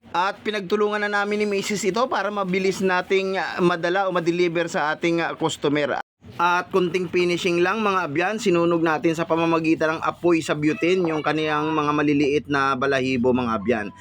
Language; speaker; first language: Filipino; non-native, local second language; Bikol